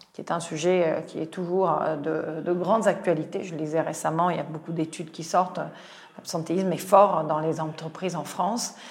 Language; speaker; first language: French; non-native, fluent; Italian